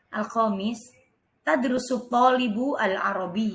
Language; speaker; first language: Arabic; non-native, fluent; Indonesian